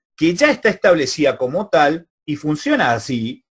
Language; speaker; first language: Spanish; native; Spanish